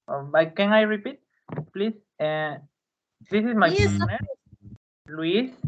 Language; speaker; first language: English; non-native, learner; Spanish